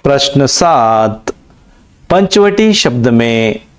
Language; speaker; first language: Hindi; non-native, local second language; Kannada